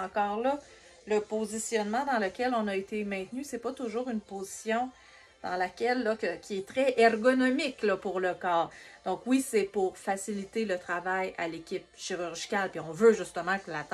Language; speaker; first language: French; native; French